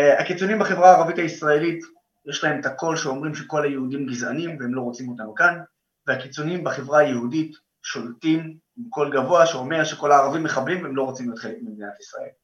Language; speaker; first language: Hebrew; non-native, local second language; Arabic